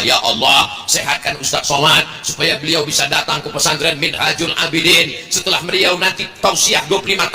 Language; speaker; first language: Indonesian; native; Indonesian